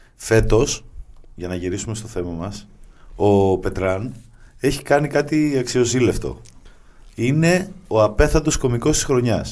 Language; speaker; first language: Greek; native; Greek